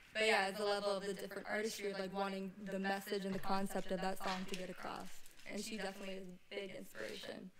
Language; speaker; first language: English; native; English